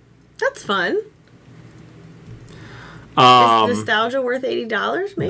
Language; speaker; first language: English; native; English